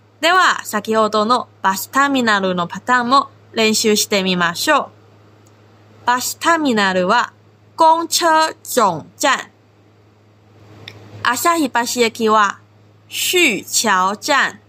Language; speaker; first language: Japanese; non-native, fluent; Korean